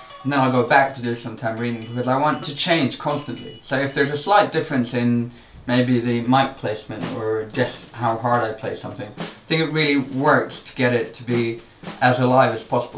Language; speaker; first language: English; non-native, fluent; Swedish